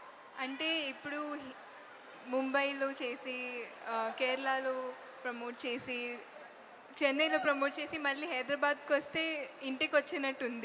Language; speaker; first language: Telugu; non-native, fluent; Tulu